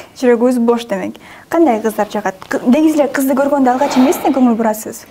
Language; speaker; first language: Kyrgyz; native; Kyrgyz